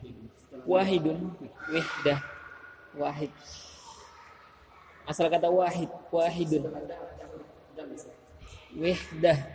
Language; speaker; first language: Arabic; non-native, fluent; Indonesian